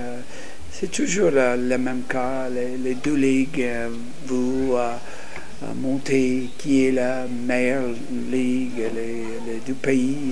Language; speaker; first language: French; non-native, learner; English